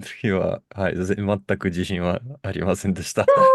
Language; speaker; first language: Japanese; non-native, fluent; Russian